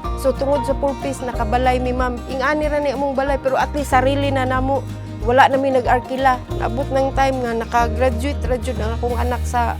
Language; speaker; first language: Cebuano; native; Cebuano